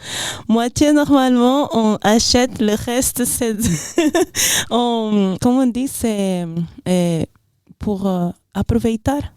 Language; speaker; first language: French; non-native, learner; Portuguese